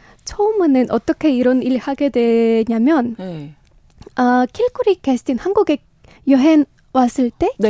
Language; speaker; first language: Korean; non-native, learner; Ukrainian